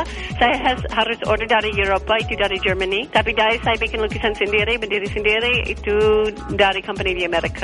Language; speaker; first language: Indonesian; non-native, learner; English